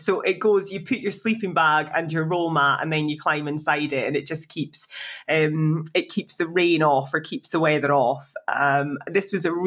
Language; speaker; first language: English; native; English